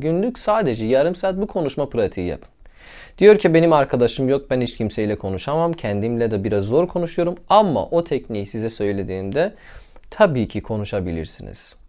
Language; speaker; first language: Turkish; non-native, learner; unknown